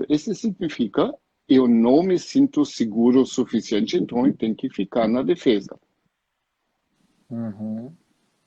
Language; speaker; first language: Portuguese; non-native, fluent; German